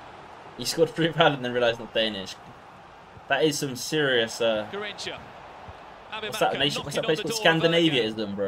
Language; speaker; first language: English; native; English